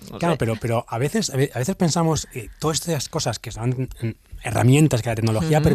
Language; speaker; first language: Spanish; native; Spanish